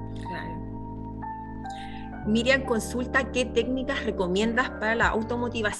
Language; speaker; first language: Spanish; native; Spanish